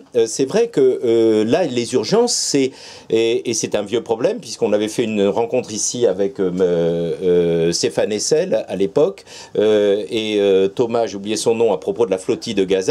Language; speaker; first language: French; native; French